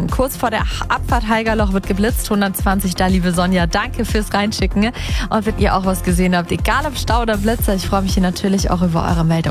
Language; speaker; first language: German; native; German